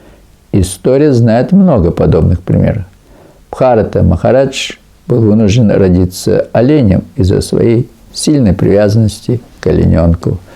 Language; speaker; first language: Russian; native; Russian